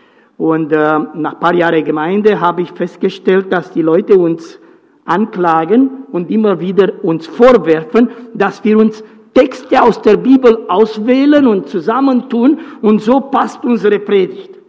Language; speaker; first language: German; non-native, fluent; Romanian